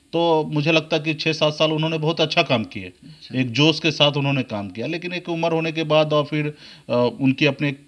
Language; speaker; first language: Hindi; native; Hindi